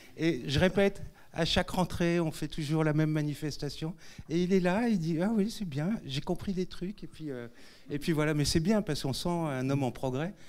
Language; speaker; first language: French; native; French